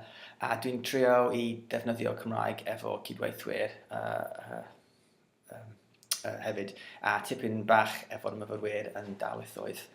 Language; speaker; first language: Welsh; non-native, learner; English